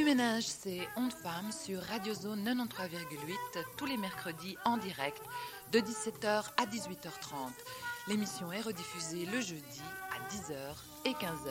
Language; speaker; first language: French; native; French